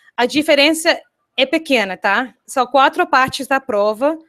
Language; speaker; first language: Portuguese; non-native, fluent; English